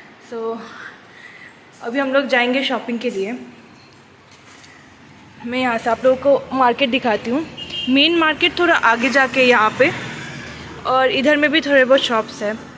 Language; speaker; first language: Hindi; native; Hindi